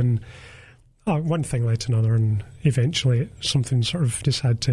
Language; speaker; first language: English; native; English